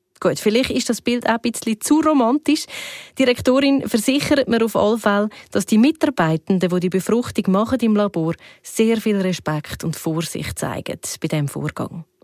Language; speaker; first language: German; native; German